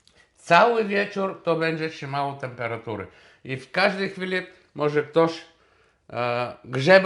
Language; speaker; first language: Polish; non-native, fluent; Bulgarian